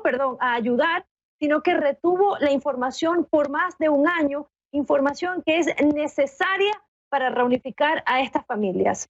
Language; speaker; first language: Spanish; native; Spanish